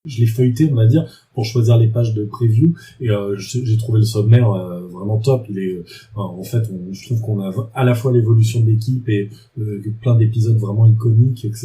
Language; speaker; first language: French; native; French